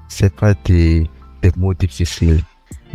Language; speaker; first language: French; non-native, fluent; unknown